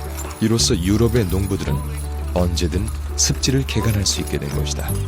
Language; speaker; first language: Korean; native; Korean